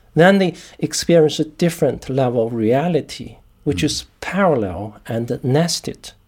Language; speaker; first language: English; non-native, fluent; Chinese